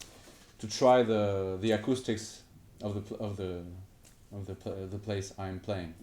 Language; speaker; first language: English; non-native, fluent; French